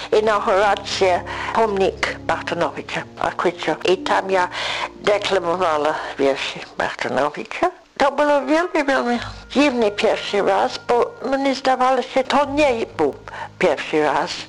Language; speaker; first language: Polish; non-native, learner; English